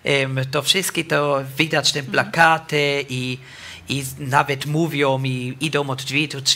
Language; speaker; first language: Polish; non-native, learner; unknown